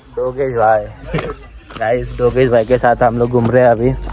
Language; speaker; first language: Hindi; non-native, local second language; Marathi